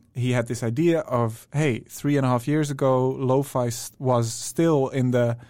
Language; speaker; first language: English; non-native, fluent; Dutch